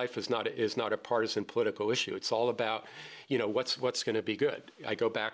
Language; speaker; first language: English; native; English